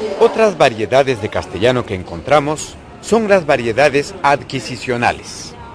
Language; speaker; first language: Spanish; non-native, local second language; Quechua